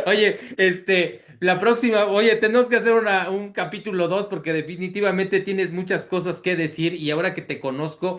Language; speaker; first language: Spanish; native; Spanish